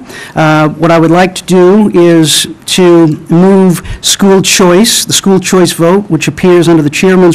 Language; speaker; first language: English; native; English